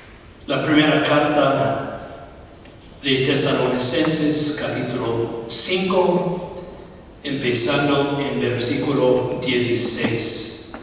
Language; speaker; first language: Spanish; non-native, fluent; English